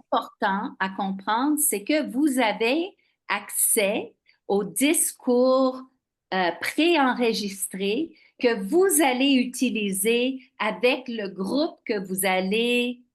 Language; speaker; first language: French; non-native, local second language; English